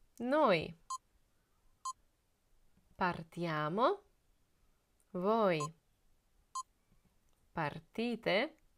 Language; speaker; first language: Italian; non-native, fluent; Polish